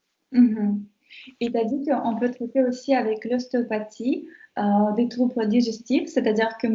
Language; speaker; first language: French; non-native, fluent; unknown